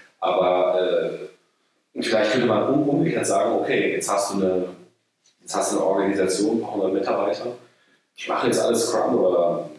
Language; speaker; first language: German; native; German